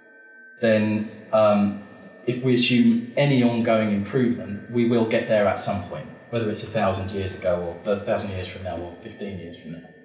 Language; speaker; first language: English; native; English